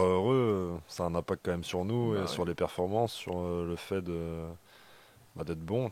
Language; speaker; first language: French; native; French